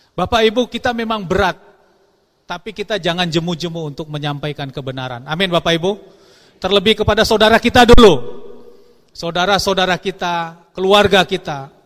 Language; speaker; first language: Indonesian; non-native, local second language; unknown